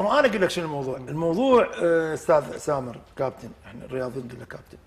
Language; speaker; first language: Arabic; native; Arabic